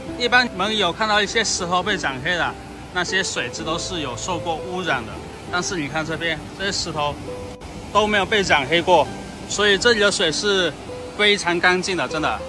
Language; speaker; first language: Chinese; non-native, local second language; Min Nan Chinese